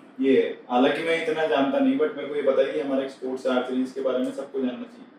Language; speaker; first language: Hindi; native; Hindi